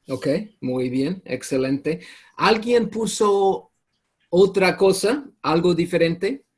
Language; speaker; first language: Spanish; non-native, fluent; English